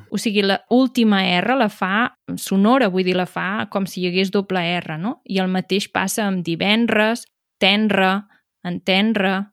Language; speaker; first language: Catalan; native; Catalan